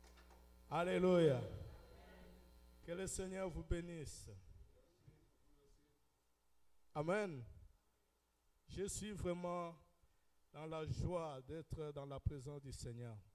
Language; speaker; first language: French; non-native, local second language; Lingala